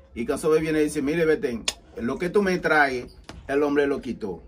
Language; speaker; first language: Spanish; non-native, learner; Haitian Creole